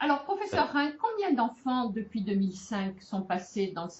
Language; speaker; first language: French; native; French